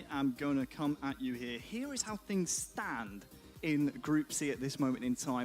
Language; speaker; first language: English; native; English